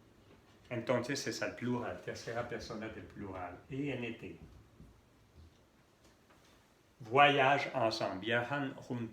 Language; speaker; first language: Spanish; non-native, fluent; French